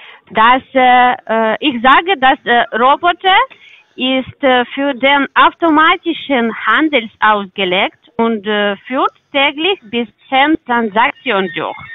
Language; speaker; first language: German; non-native, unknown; Russian